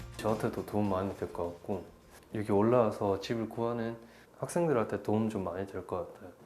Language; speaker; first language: Korean; native; Korean